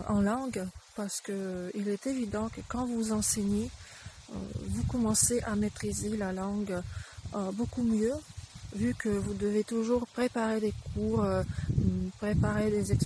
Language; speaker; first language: French; non-native, fluent; Russian